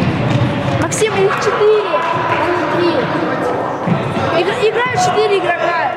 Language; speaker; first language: Russian; native; Russian